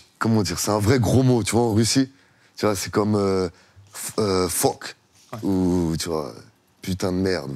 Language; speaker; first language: French; early bilingual, other home language; Russian